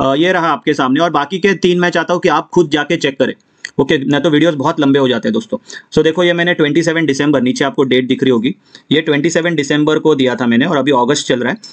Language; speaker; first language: Hindi; non-native, local second language; Marathi